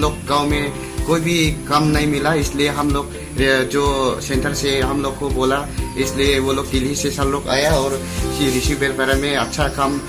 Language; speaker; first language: Hindi; non-native, local second language; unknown